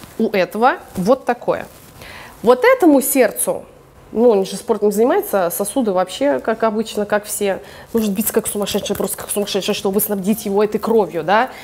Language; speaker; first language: Russian; early bilingual, heritage; English